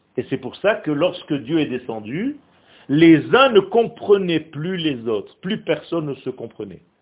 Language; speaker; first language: French; non-native, fluent; Hebrew